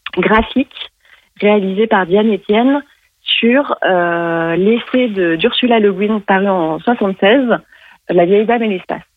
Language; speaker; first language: French; native; French